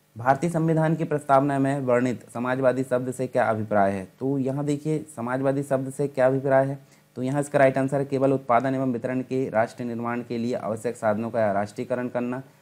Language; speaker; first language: Hindi; native; Hindi